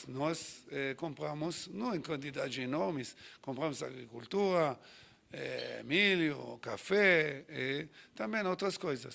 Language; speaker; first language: Portuguese; non-native, fluent; Hebrew